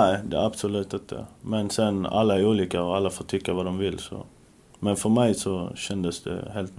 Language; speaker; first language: Swedish; early bilingual, other home language; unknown